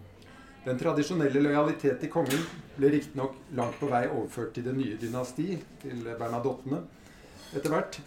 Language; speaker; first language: Norwegian; native; Norwegian